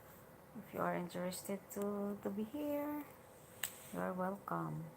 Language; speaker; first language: English; non-native, learner; Hiligaynon